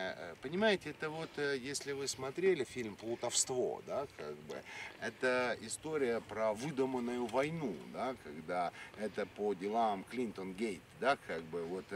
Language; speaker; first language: Russian; native; Russian